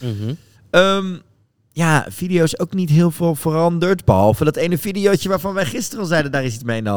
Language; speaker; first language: Dutch; native; Dutch